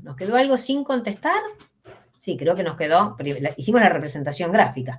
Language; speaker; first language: Spanish; native; Spanish